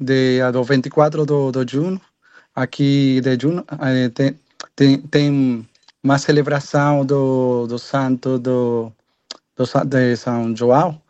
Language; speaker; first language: Portuguese; non-native, learner; Spanish